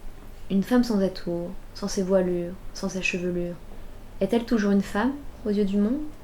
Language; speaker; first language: French; native; French